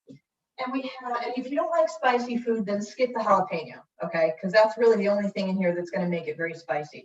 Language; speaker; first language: English; native; English